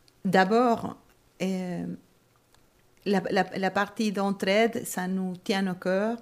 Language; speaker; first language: French; non-native, fluent; Spanish